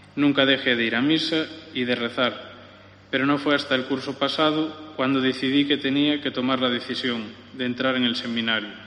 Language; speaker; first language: Spanish; native; Spanish